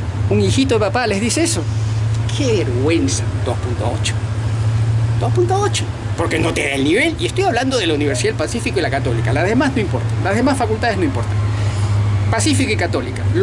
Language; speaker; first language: Spanish; native; Spanish